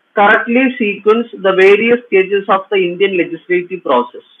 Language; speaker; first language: English; non-native, local second language; Malayalam